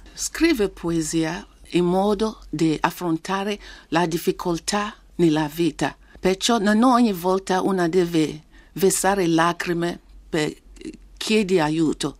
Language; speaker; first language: Italian; non-native, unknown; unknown